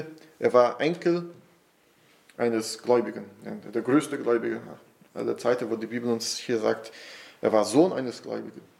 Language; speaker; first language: German; non-native, fluent; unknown